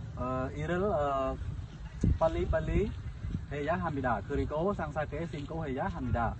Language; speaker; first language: Korean; non-native, learner; Khmer